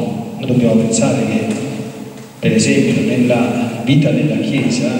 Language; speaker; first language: Italian; native; Italian